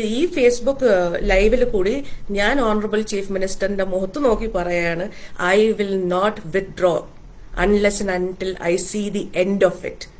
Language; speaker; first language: Malayalam; early bilingual, heritage; Malayalam